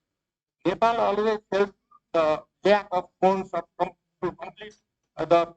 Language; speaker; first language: English; non-native, fluent; Nepali